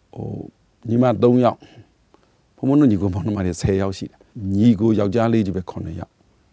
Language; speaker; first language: Burmese; native; Burmese